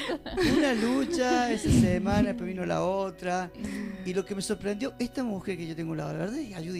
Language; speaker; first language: Spanish; native; Spanish